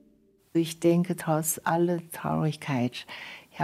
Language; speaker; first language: German; non-native, fluent; Chinese